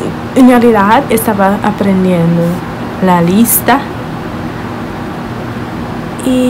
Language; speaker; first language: Spanish; non-native, learner; English